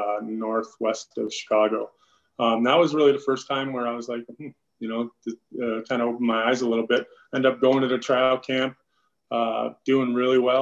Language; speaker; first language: English; native; English